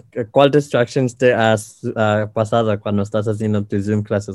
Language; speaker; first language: Spanish; early bilingual, heritage; Spanish